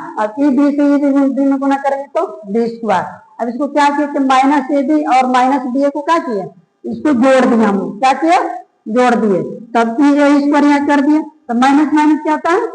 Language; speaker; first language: Hindi; native; Hindi